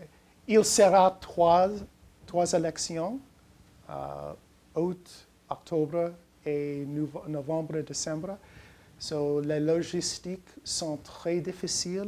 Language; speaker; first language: French; non-native, learner; English